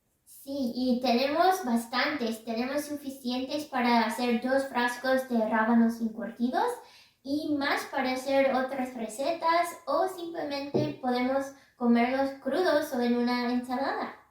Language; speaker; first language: Spanish; non-native, fluent; English